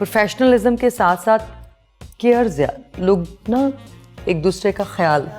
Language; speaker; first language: Urdu; non-native, local second language; Punjabi